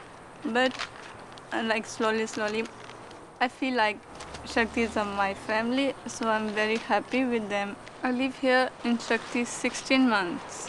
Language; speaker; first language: English; non-native, learner; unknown